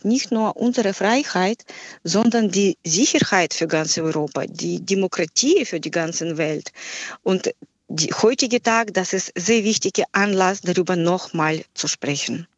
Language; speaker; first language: German; non-native, fluent; Ukrainian